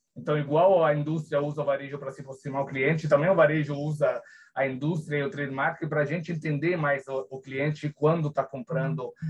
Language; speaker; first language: Portuguese; non-native, fluent; Italian